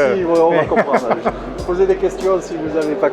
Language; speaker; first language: French; native; French